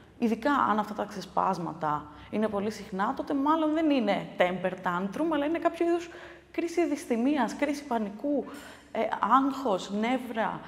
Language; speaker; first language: Greek; native; Greek